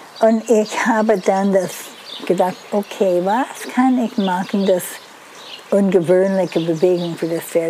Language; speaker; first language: German; non-native, learner; English